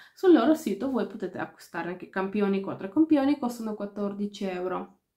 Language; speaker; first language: Italian; non-native, fluent; Ukrainian